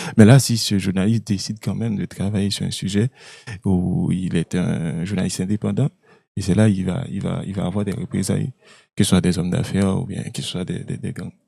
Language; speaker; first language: French; non-native, local second language; Haitian Creole